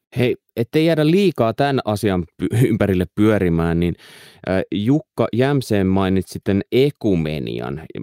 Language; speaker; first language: Finnish; native; Finnish